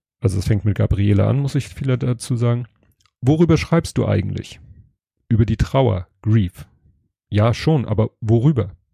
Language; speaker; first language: German; native; German